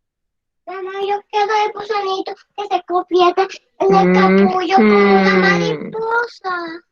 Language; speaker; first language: Spanish; native; Spanish